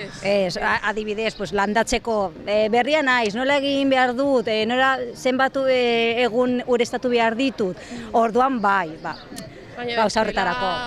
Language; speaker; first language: Basque; non-native, learner; Spanish